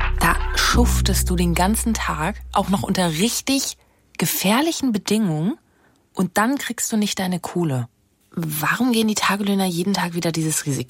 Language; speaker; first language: German; native; German